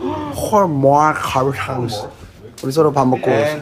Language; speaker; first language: Korean; native; Korean